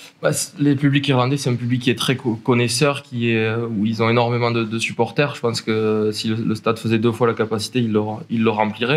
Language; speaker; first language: French; native; French